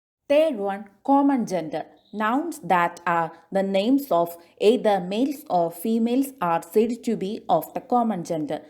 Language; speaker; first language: English; non-native, local second language; Malayalam